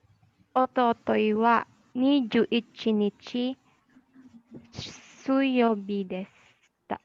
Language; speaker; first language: Japanese; non-native, learner; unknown